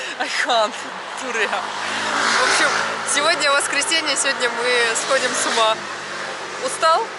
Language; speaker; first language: Russian; native; Russian